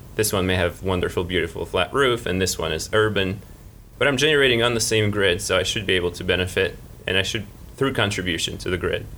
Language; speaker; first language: English; early bilingual, other home language; Russian